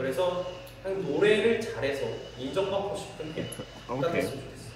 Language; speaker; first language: Korean; native; Korean